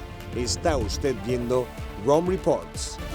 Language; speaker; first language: Spanish; native; Spanish